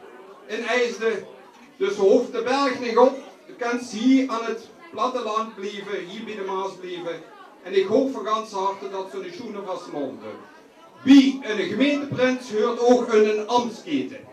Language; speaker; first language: Dutch; non-native, local second language; Limburgish